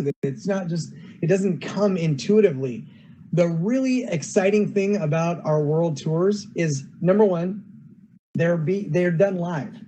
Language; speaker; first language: English; native; English